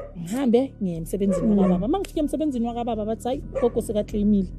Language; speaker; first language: Zulu; native; Zulu